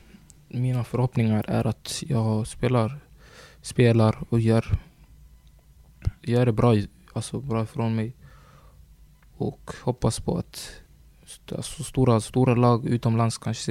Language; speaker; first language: Swedish; early bilingual, other home language; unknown